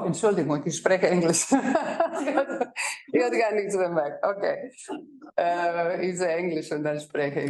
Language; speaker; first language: German; non-native, fluent; Croatian